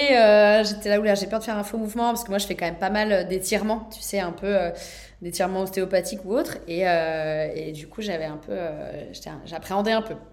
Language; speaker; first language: French; native; French